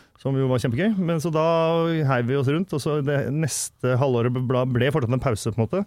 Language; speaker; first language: Norwegian; native; Norwegian